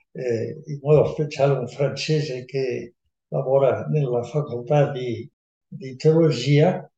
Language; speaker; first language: Italian; non-native, fluent; Catalan